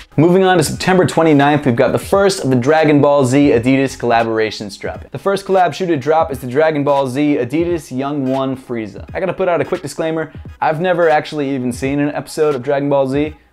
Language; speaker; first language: English; native; English